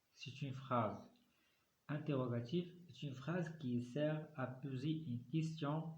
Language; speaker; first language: French; non-native, local second language; Arabic